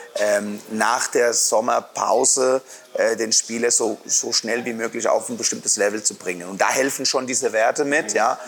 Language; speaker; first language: German; non-native, fluent; Spanish